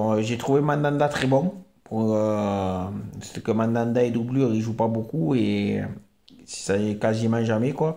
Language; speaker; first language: French; native; French